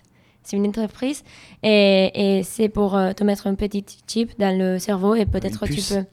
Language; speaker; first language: French; non-native, learner; Spanish